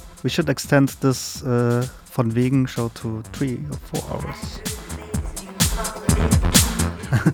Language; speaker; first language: English; non-native, fluent; German